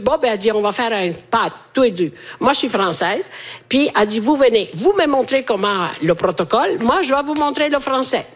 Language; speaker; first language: French; non-native, fluent; Italian